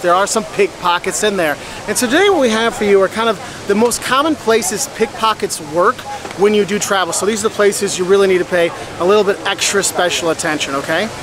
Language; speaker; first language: English; native; English